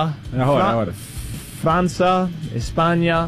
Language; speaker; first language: Portuguese; non-native, learner; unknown